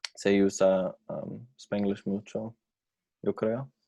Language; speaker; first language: Spanish; non-native, learner; English